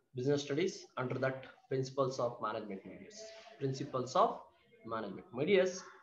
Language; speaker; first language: English; non-native, local second language; Kannada